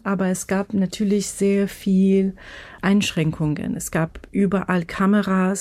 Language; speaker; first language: German; non-native, fluent; Persian